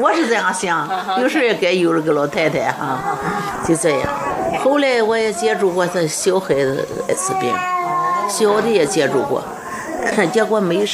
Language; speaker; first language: Chinese; native; Chinese